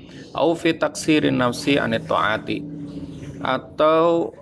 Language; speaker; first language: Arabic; non-native, fluent; Indonesian